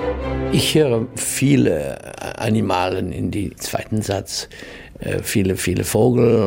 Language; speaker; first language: German; non-native, learner; English